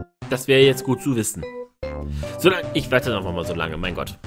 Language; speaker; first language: German; native; German